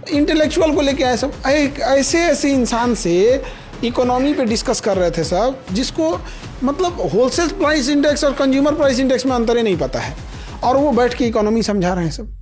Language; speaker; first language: Hindi; native; Hindi